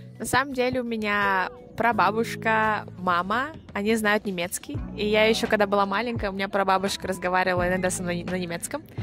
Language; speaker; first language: Russian; native; Russian